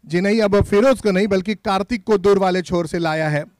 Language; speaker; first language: Hindi; non-native, local second language; Marathi